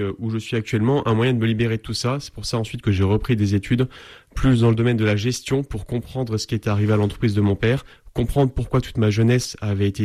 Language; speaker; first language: French; native; French